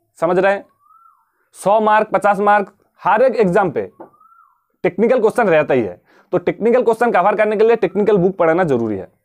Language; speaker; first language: Hindi; non-native, local second language; Bangla